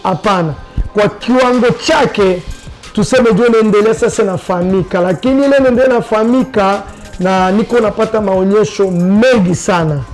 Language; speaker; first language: Swahili; non-native, local second language; French